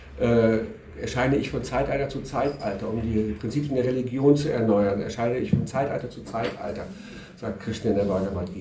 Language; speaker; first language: German; native; German